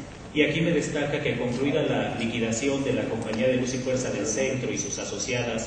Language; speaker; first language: Spanish; native; Spanish